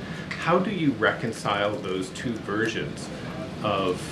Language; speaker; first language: English; native; English